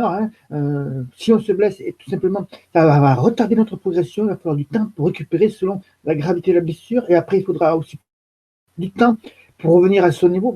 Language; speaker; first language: French; native; French